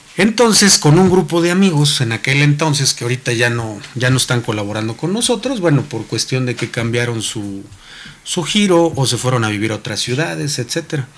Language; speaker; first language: Spanish; native; Spanish